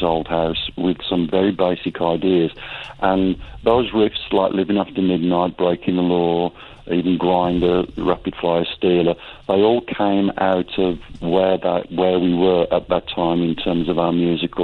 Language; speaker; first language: English; native; English